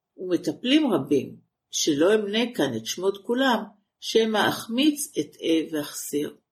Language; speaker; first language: Hebrew; native; Hebrew